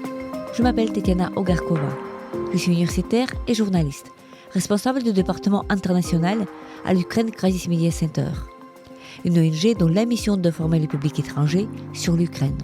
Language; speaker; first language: French; non-native, fluent; Ukrainian